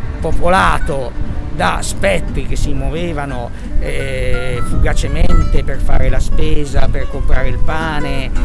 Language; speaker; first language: Italian; native; Italian